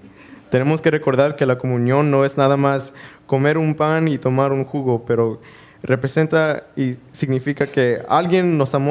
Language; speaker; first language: Spanish; early bilingual, heritage; Spanish